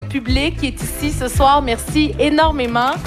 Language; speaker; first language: French; native; French